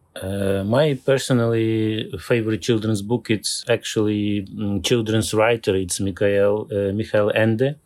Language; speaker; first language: English; non-native, learner; Ukrainian